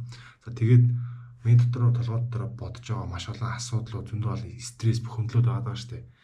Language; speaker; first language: Mongolian; native; Mongolian